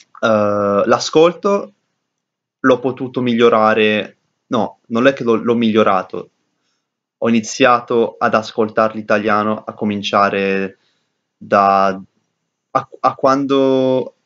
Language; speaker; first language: Italian; early bilingual, heritage; English